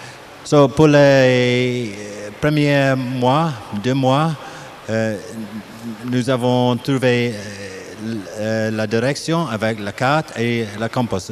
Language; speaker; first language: French; non-native, learner; English